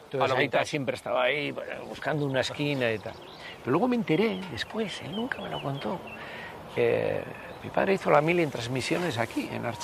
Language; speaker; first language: Spanish; native; Spanish